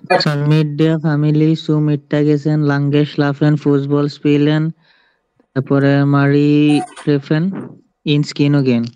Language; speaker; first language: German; non-native, learner; Bangla